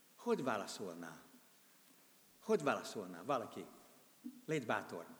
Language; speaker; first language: Hungarian; non-native, fluent; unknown